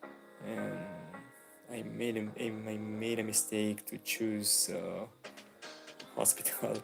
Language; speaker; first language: English; non-native, local second language; Filipino